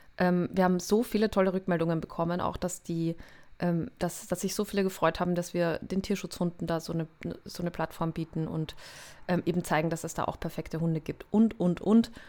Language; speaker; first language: German; native; German